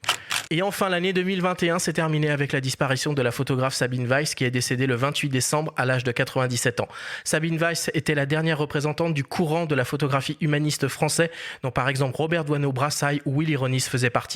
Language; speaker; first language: French; native; French